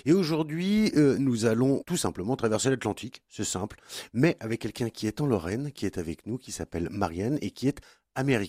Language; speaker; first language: French; native; French